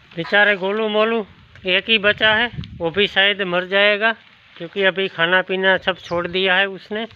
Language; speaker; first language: Hindi; non-native, local second language; Gujarati